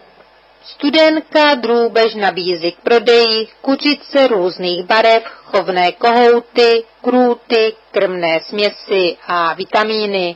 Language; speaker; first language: Czech; native; Czech